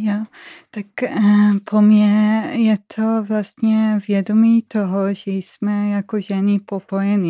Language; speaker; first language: Czech; non-native, fluent; Hebrew